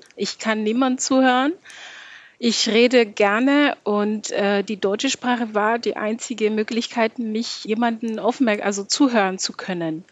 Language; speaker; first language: German; non-native, fluent; Malagasy